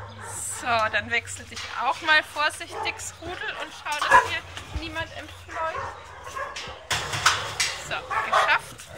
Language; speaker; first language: German; native; German